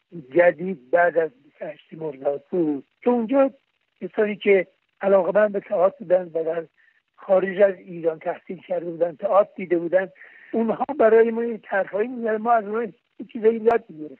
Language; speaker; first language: Persian; native; Persian